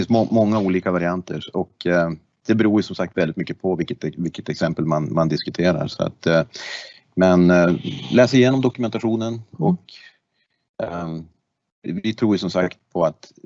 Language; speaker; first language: Swedish; native; Swedish